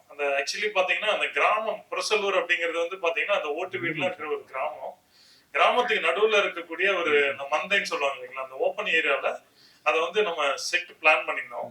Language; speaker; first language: Tamil; native; Tamil